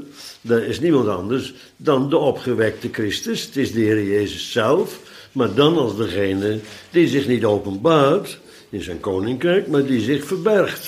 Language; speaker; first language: Dutch; native; Dutch